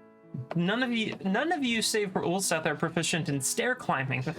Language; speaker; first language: English; native; English